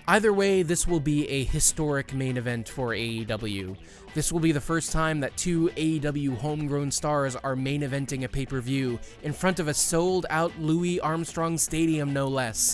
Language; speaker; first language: English; native; English